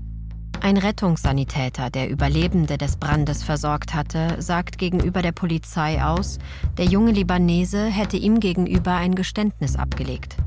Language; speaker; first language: German; native; German